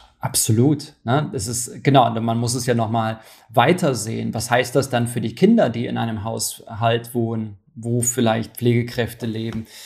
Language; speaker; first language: German; early bilingual, other home language; Turkish